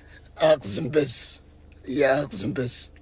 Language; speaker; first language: Arabic; native; Arabic